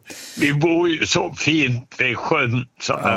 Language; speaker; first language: Swedish; native; Swedish